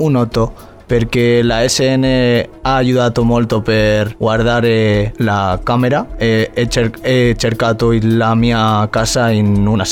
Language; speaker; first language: Italian; non-native, learner; Spanish